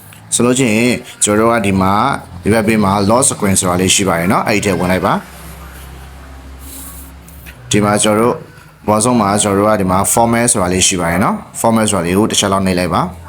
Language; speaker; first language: Burmese; native; Burmese